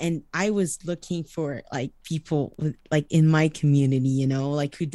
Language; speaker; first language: English; non-native, local second language; Iloko